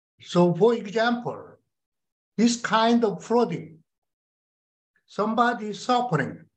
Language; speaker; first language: English; non-native, learner; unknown